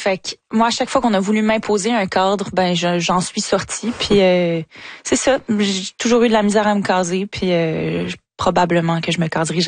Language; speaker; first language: French; native; French